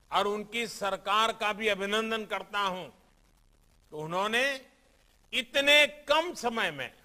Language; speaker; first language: Hindi; non-native, local second language; Gujarati